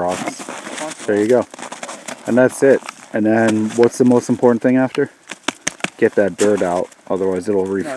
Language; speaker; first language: English; native; English